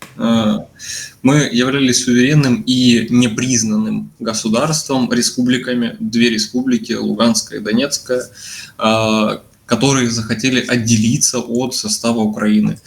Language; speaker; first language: Russian; native; Russian